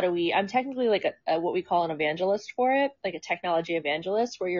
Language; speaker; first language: English; native; English